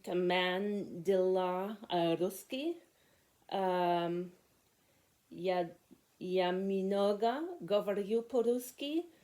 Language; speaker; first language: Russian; non-native, learner; German